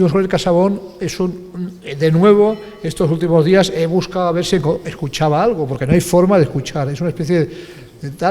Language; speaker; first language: Spanish; native; Spanish